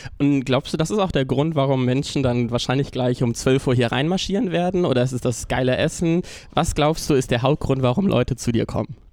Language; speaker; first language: German; native; German